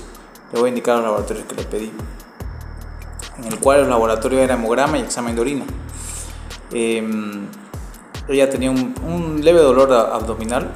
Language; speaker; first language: Spanish; native; Spanish